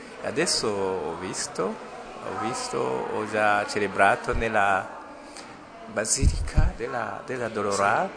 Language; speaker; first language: Italian; non-native, fluent; Rundi